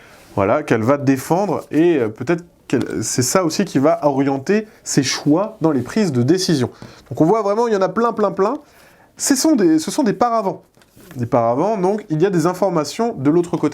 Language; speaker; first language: French; native; French